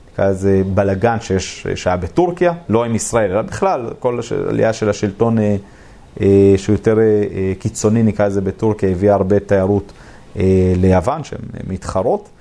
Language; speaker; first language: Hebrew; native; Hebrew